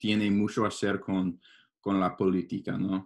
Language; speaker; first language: Spanish; non-native, learner; English